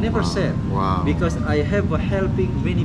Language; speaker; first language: English; non-native, learner; Indonesian